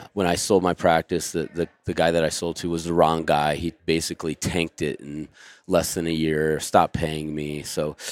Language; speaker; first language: English; native; English